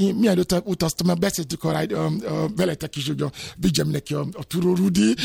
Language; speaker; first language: Hungarian; non-native, fluent; Yoruba